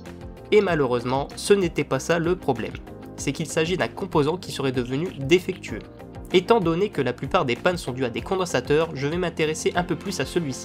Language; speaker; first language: French; native; French